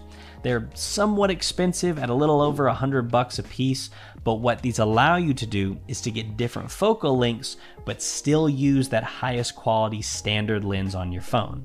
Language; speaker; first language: English; native; English